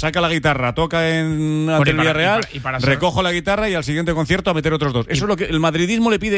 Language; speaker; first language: Spanish; native; Spanish